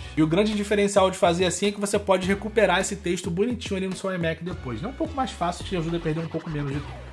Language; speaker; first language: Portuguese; native; Portuguese